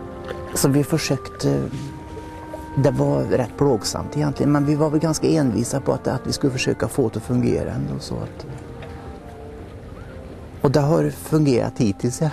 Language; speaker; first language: Swedish; native; Swedish